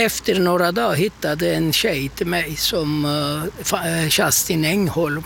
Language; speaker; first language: Swedish; non-native, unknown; Turkish